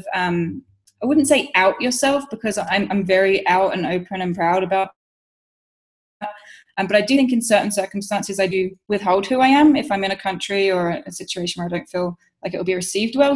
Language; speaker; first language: English; native; English